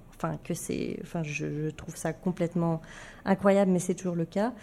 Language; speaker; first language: French; native; French